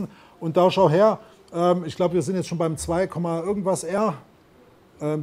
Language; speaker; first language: German; native; German